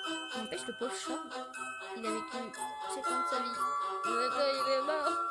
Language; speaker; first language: French; native; French